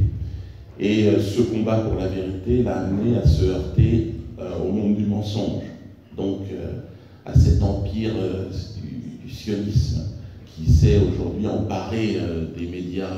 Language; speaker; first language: French; native; French